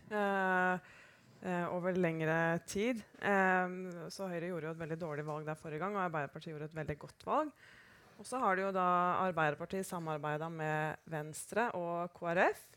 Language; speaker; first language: Norwegian; native; Norwegian